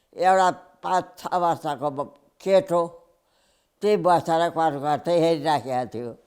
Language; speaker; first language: Nepali; early bilingual, heritage; Nepali